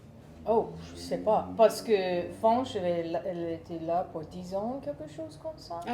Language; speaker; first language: French; non-native, learner; English